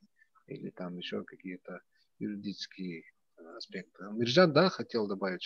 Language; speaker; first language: Russian; non-native, local second language; Kyrgyz